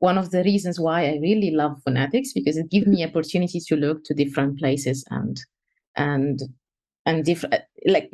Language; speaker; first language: English; non-native, fluent; Arabic